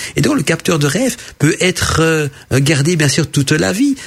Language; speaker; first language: French; non-native, fluent; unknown